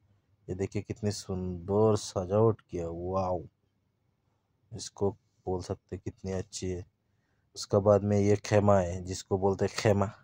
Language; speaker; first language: Hindi; non-native, local second language; Bangla